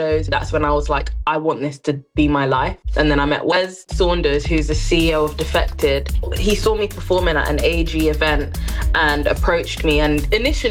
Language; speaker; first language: English; non-native, local second language; French